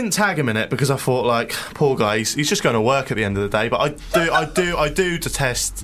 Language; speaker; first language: English; native; English